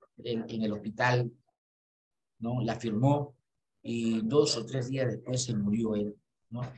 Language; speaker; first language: Spanish; native; Spanish